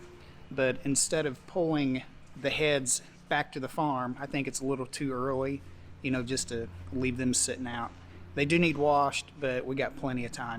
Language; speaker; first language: English; native; English